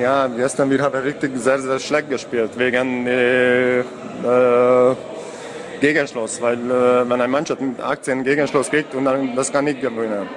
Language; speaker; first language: German; non-native, learner; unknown